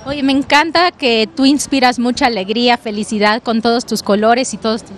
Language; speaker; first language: Spanish; native; Spanish